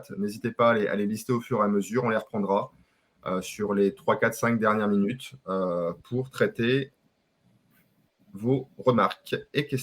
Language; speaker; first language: French; native; French